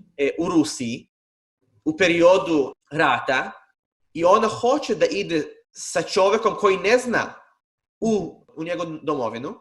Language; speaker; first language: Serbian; non-native, fluent; Hebrew